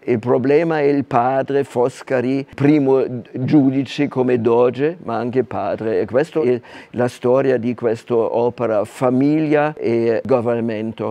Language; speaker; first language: Italian; non-native, fluent; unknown